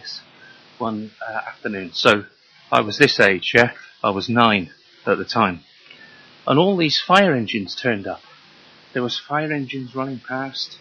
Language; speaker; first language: English; native; English